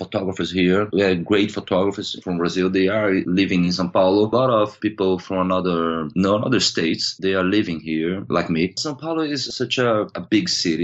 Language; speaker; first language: English; non-native, fluent; Portuguese